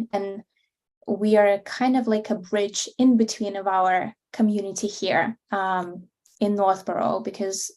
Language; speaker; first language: English; non-native, fluent; Russian